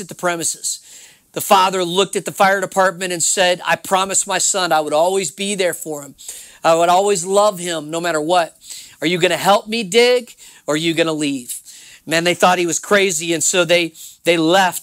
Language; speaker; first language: English; native; English